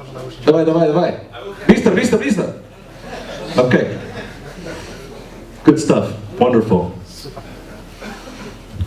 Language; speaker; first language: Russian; non-native, learner; English